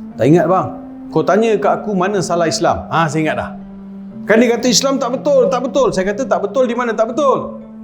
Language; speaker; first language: Malay; non-native, local second language; Tamil